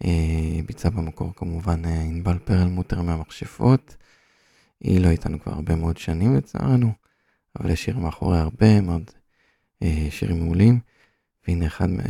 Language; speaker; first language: Hebrew; native; Hebrew